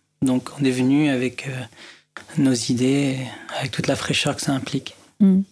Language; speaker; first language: French; non-native, local second language; Arabic